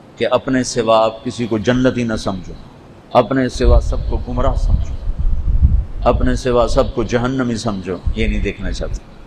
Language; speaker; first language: Urdu; non-native, local second language; Punjabi